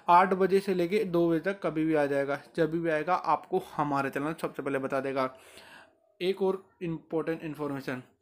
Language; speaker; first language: Hindi; native; Hindi